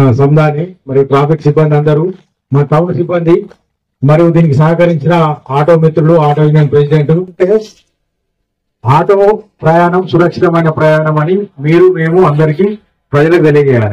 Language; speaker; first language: Telugu; native; Telugu